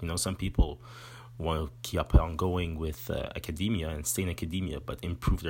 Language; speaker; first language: English; non-native, fluent; French